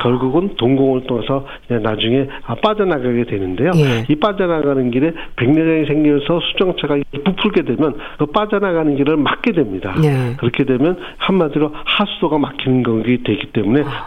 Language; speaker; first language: Korean; native; Korean